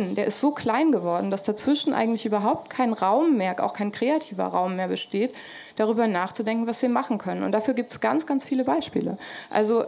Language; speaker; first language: German; native; German